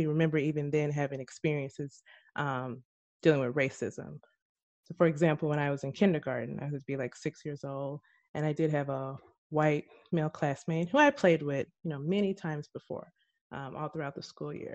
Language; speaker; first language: English; native; English